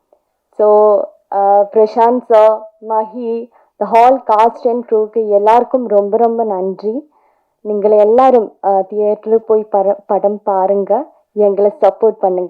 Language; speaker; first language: Tamil; non-native, learner; Malayalam